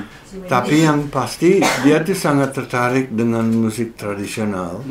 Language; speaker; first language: Indonesian; non-native, fluent; English